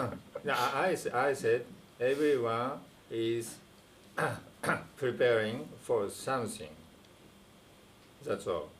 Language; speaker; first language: English; non-native, fluent; Japanese